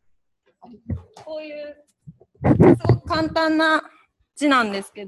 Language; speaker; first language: Japanese; native; Japanese